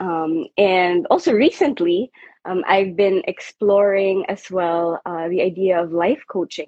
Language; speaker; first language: English; non-native, local second language; Filipino